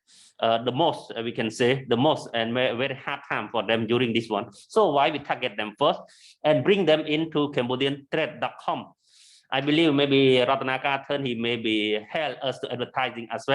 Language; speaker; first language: English; non-native, learner; Khmer